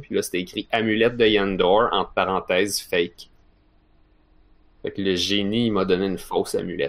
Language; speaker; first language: French; native; French